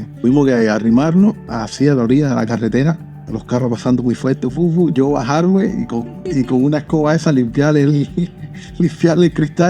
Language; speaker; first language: Spanish; native; Spanish